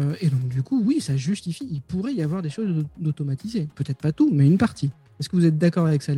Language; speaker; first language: French; native; French